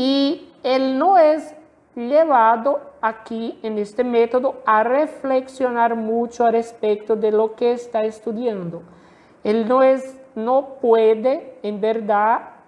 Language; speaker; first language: Spanish; non-native, fluent; Portuguese